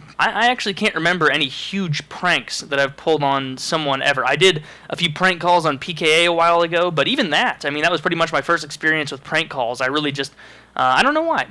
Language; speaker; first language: English; native; English